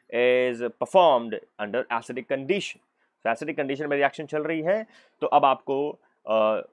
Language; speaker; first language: Hindi; native; Hindi